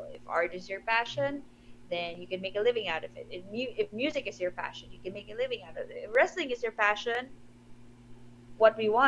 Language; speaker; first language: English; non-native, local second language; Filipino